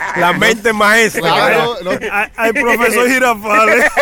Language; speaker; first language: Spanish; early bilingual, heritage; Spanish